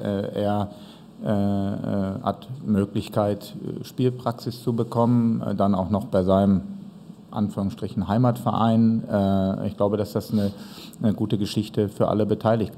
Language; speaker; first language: German; native; German